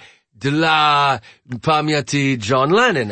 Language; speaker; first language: Russian; non-native, learner; English